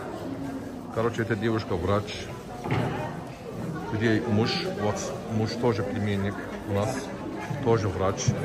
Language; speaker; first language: Russian; non-native, learner; Turkish